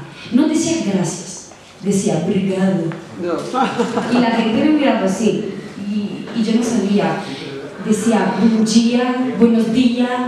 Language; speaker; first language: Spanish; non-native, learner; Italian